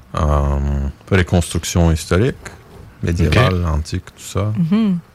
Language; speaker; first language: French; non-native, fluent; Bulgarian